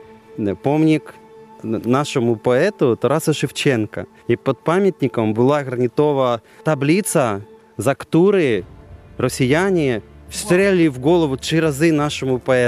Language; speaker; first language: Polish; non-native, learner; Ukrainian